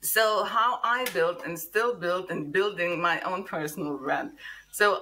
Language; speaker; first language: English; non-native, fluent; Lithuanian